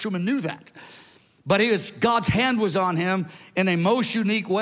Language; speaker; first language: English; native; English